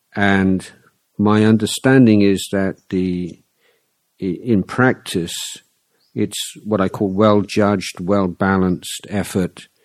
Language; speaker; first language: English; native; English